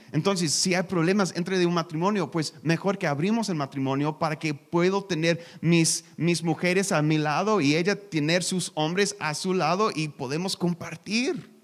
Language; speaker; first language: Spanish; non-native, learner; English